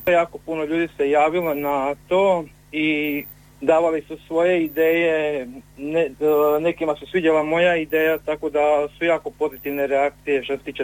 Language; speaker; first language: Serbian; native; Serbian